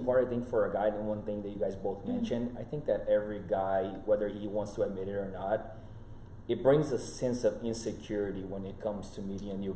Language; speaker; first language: English; non-native, fluent; Portuguese